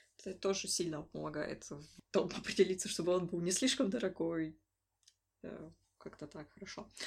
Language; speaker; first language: Russian; native; Russian